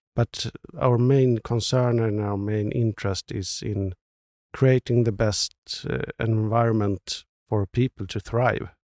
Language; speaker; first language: English; non-native, fluent; Swedish